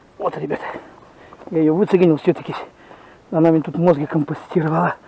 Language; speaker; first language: Russian; native; Russian